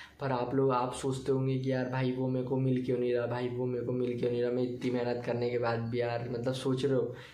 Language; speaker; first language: Hindi; native; Hindi